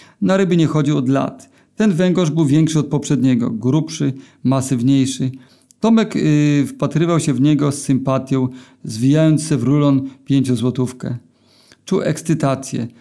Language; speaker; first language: Polish; native; Polish